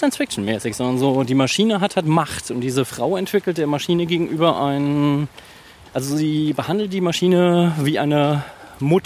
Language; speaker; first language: German; native; German